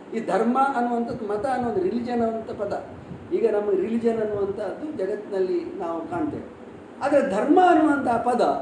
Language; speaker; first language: Kannada; native; Kannada